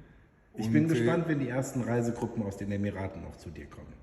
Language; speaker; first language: German; native; German